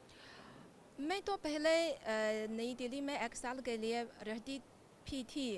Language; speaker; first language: Hindi; non-native, fluent; Chinese